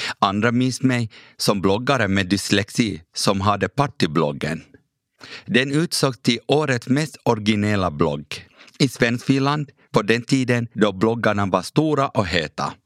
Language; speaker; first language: Swedish; early bilingual, other home language; Kurdish